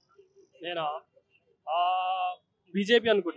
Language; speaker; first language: Telugu; native; Telugu